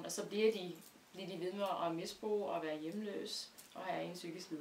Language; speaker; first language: Danish; non-native, fluent; English